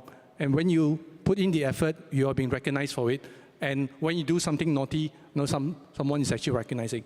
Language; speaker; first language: English; native; English